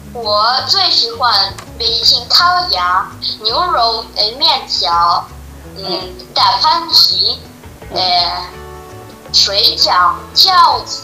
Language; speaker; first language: Chinese; non-native, learner; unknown